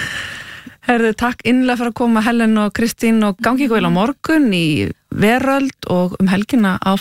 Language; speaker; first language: Icelandic; native; Icelandic